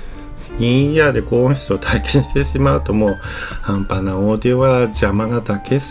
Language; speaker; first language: Japanese; native; Japanese